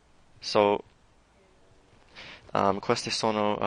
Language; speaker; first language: Italian; non-native, learner; English